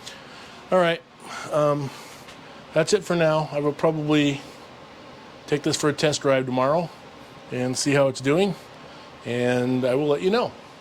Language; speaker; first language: English; native; English